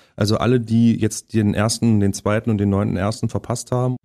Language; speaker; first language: German; native; German